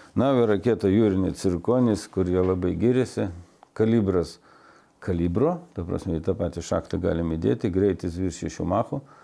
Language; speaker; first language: Lithuanian; non-native, local second language; Russian